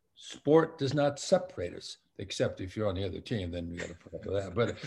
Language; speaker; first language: English; native; English